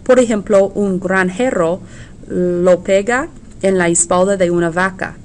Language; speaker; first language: Spanish; non-native, fluent; English